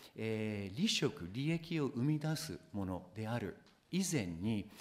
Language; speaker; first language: Japanese; non-native, fluent; English